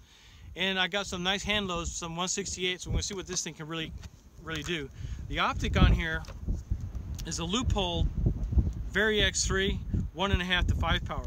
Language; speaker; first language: English; native; English